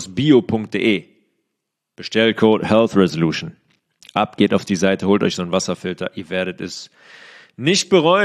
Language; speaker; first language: German; native; German